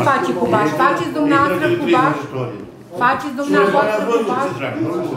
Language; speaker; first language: Romanian; native; Romanian